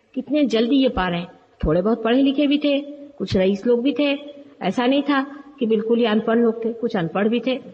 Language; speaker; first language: Hindi; native; Hindi